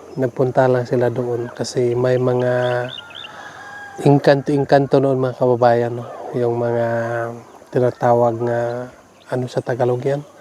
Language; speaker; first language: Filipino; non-native, local second language; Cebuano